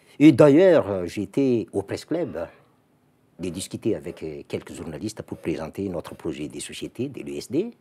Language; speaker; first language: French; non-native, local second language; Malagasy